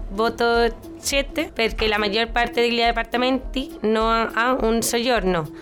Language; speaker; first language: Italian; non-native, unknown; Spanish